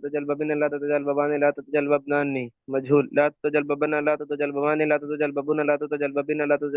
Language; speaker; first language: Arabic; non-native, learner; Urdu